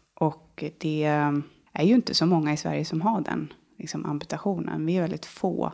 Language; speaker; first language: Swedish; native; Swedish